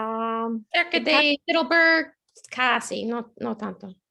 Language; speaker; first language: Spanish; non-native, fluent; English